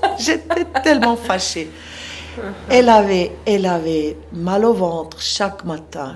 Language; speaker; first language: French; non-native, local second language; Swiss German